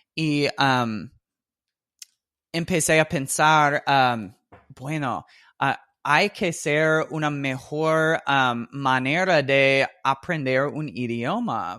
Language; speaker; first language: Spanish; non-native, fluent; English